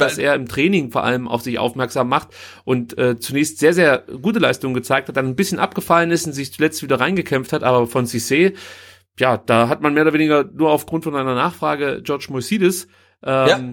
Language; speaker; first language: German; native; German